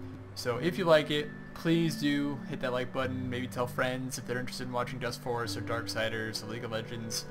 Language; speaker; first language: English; native; English